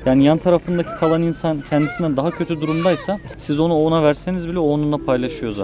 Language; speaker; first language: Turkish; native; Turkish